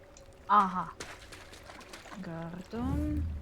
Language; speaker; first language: Turkish; non-native, learner; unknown